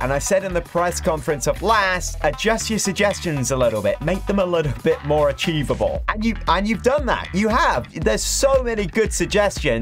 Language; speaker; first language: English; native; English